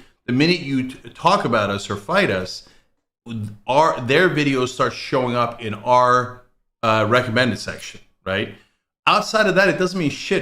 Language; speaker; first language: English; native; English